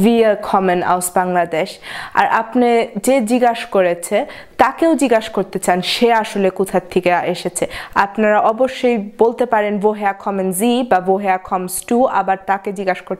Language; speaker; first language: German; non-native, fluent; Bangla